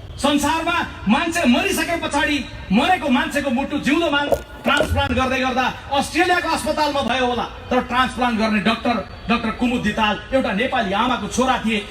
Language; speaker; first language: Nepali; native; Nepali